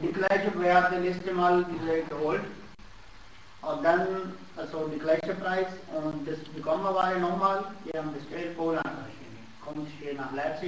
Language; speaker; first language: German; non-native, learner; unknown